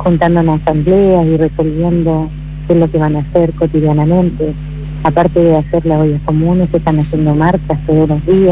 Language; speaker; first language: Spanish; native; Spanish